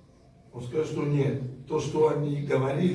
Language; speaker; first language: Russian; non-native, fluent; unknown